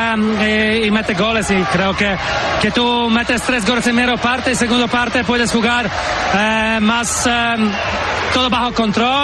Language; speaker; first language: Spanish; non-native, learner; Polish